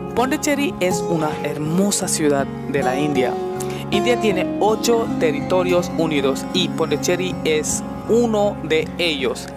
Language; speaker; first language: Spanish; non-native, learner; Hindi